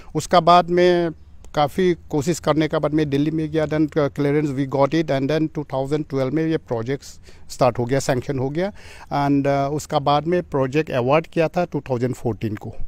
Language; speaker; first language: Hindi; non-native, local second language; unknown